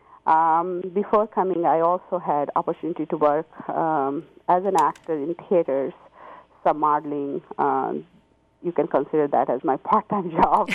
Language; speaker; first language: English; non-native, local second language; Hindi